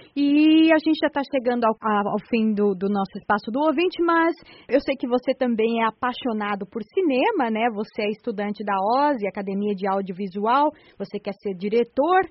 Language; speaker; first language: Portuguese; native; Portuguese